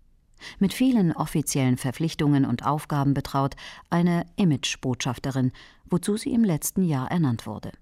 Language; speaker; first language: German; native; German